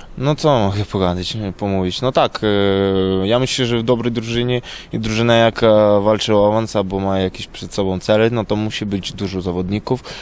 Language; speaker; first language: Polish; non-native, learner; Ukrainian